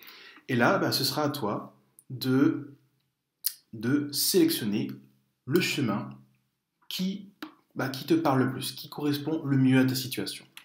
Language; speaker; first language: French; native; French